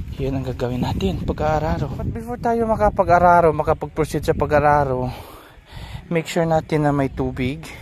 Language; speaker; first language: Filipino; non-native, local second language; Cebuano